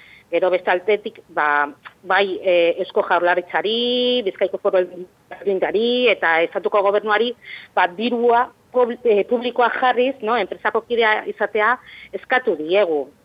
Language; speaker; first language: Basque; non-native, local second language; Spanish